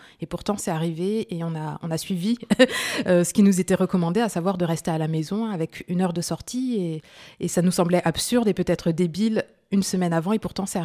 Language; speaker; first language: French; early bilingual, other home language; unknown